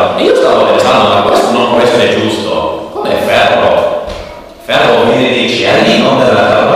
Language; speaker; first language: Italian; non-native, learner; English